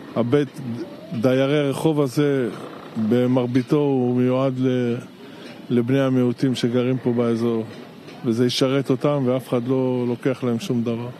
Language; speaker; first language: Hebrew; native; Hebrew